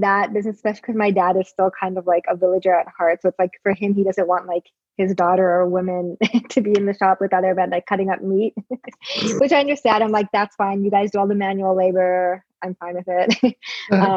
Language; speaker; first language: English; native; English